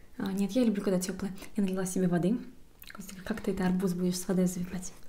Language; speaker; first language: Russian; native; Russian